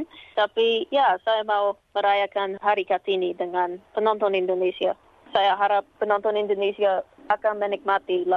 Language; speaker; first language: Indonesian; non-native, learner; English